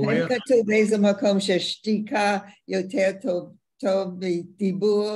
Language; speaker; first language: Hebrew; non-native, learner; English